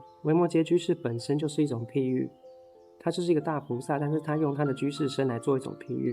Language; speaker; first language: Chinese; native; Chinese